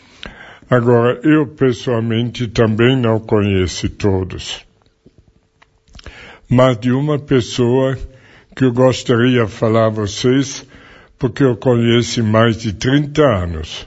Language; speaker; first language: Portuguese; non-native, fluent; German